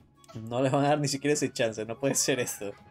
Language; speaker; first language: Spanish; native; Spanish